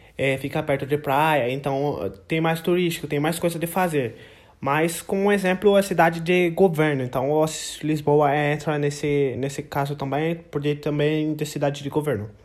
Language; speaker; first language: Portuguese; non-native, learner; English